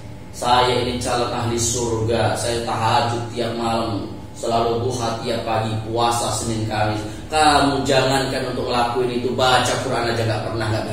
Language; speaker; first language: Indonesian; native; Indonesian